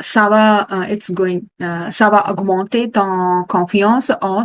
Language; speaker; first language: French; non-native, learner; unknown